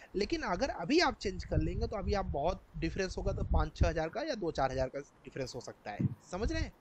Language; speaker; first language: Hindi; native; Hindi